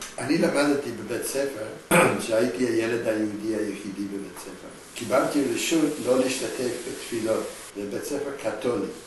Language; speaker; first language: Hebrew; non-native, fluent; English